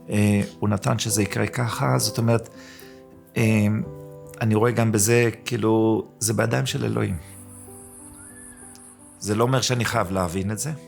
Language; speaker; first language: Hebrew; early bilingual, other home language; German